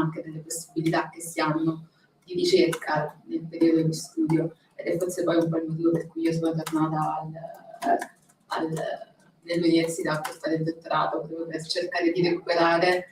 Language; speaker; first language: Italian; native; Italian